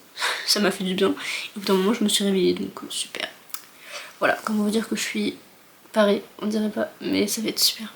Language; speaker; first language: French; native; French